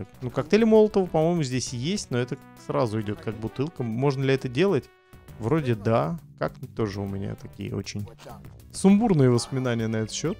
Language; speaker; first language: Russian; native; Russian